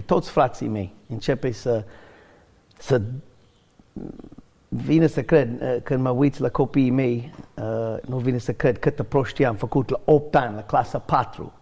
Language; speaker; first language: Romanian; non-native, fluent; English